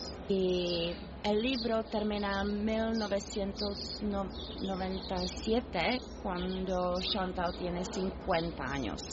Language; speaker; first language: Spanish; non-native, learner; Czech